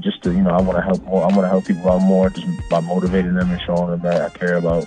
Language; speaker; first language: English; native; English